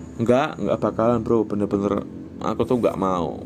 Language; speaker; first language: Indonesian; non-native, local second language; Javanese